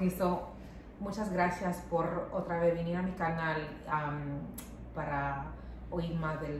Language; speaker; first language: Spanish; non-native, local second language; English